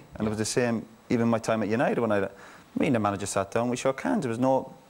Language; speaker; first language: English; native; English